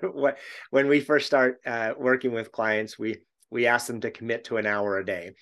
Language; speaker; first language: English; native; English